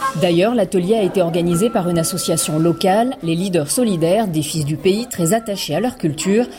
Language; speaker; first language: French; native; French